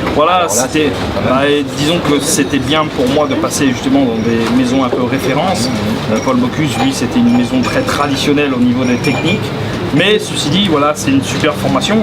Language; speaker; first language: French; native; French